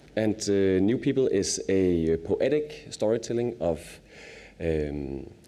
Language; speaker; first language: English; non-native, fluent; Danish